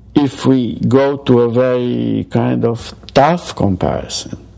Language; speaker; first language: English; non-native, fluent; Romanian